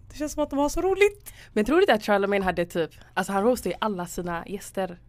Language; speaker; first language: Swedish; early bilingual, other home language; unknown